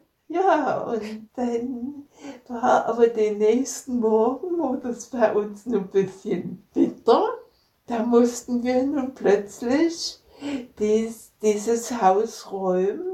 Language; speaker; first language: German; native; German